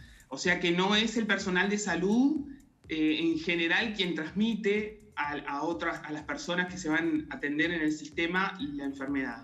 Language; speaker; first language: Spanish; native; Spanish